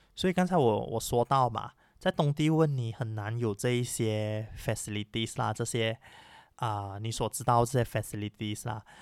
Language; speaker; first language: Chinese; native; Chinese